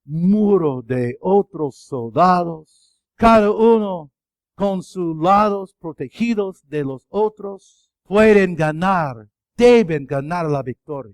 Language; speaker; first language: Spanish; non-native, fluent; English